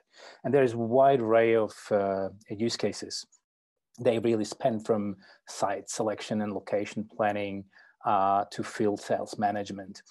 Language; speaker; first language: English; non-native, fluent; Czech